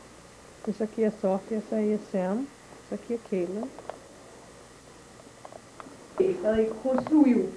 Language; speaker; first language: Portuguese; non-native, fluent; English